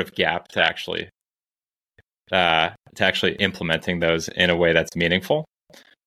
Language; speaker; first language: English; native; English